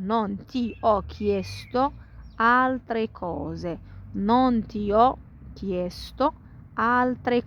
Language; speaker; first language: Italian; non-native, fluent; Arabic